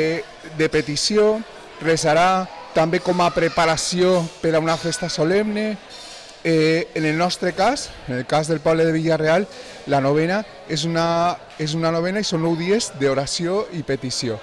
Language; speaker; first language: Catalan; native; Catalan